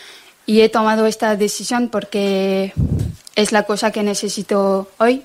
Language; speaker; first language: Spanish; non-native, fluent; French